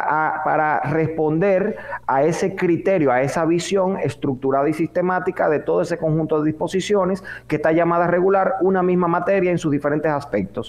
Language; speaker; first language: Spanish; native; Spanish